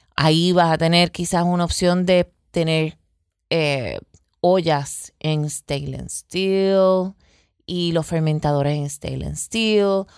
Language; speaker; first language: Spanish; native; Spanish